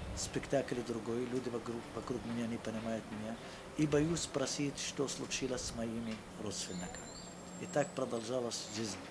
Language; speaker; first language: Russian; non-native, fluent; Arabic